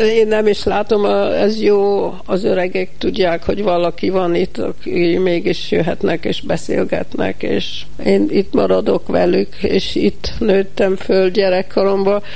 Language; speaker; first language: Hungarian; early bilingual, heritage; Hungarian